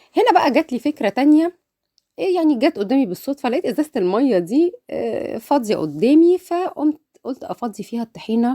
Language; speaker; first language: Arabic; native; Arabic